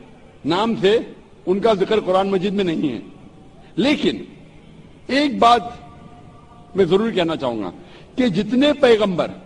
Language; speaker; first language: Hindi; non-native, local second language; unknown